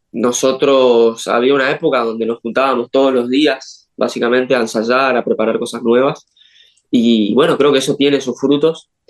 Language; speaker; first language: Spanish; native; Spanish